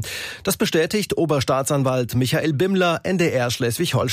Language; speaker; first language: German; native; German